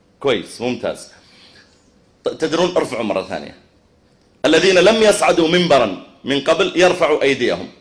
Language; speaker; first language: Arabic; native; Arabic